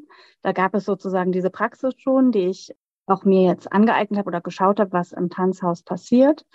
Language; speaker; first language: German; native; German